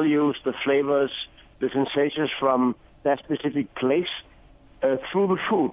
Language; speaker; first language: English; non-native, fluent; Danish